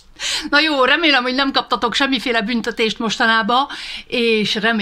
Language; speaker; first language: Hungarian; early bilingual, heritage; Hungarian